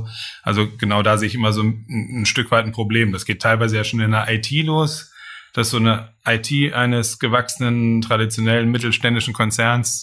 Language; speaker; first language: German; native; German